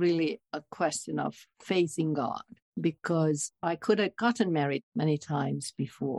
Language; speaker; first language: English; non-native, fluent; Italian